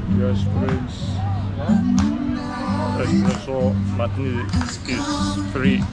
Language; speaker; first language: English; non-native, learner; Turkish